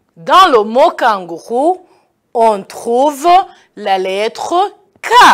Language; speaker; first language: French; non-native, local second language; Kinyarwanda